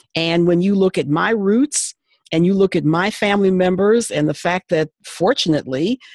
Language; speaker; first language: English; native; English